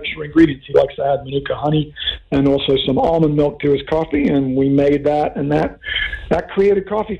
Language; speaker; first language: English; native; English